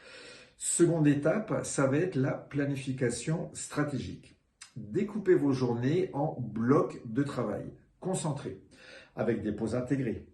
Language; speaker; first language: French; native; French